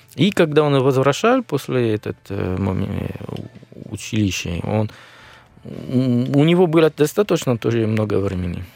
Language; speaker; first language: Russian; non-native, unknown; French